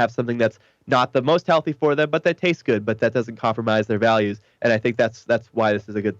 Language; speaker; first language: English; native; English